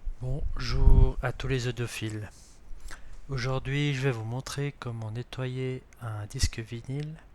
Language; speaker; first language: French; native; French